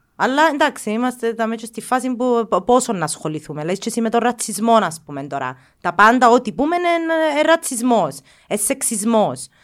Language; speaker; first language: Greek; native; Greek